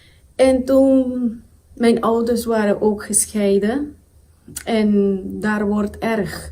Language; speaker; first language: Dutch; non-native, local second language; Papiamento